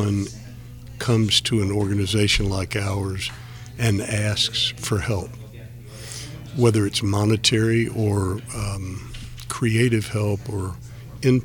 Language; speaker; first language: English; native; English